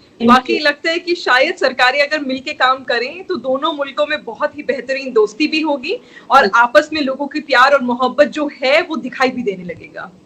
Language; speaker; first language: Hindi; native; Hindi